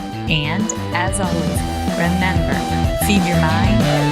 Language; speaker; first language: English; native; English